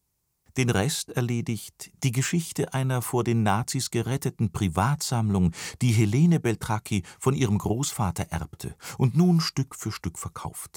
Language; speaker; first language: German; native; German